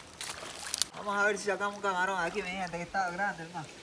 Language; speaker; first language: Spanish; native; Spanish